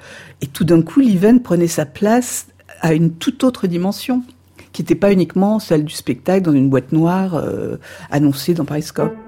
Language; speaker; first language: French; native; French